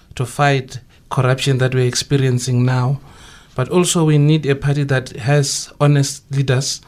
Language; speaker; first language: English; non-native, local second language; Northern Sotho